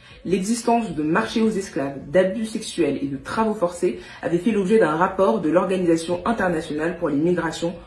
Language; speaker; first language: French; native; French